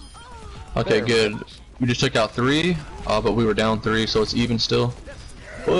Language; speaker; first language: English; native; English